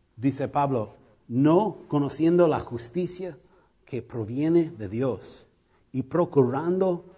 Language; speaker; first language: Spanish; non-native, learner; English